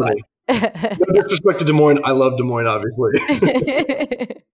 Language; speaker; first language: English; native; English